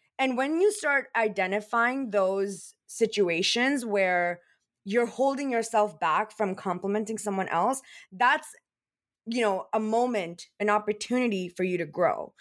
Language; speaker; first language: English; early bilingual, other home language; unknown